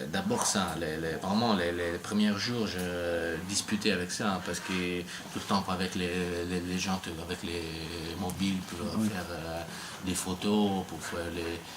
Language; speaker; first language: French; non-native, learner; Italian